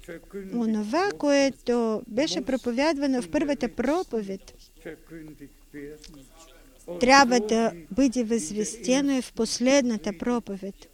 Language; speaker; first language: Bulgarian; non-native, fluent; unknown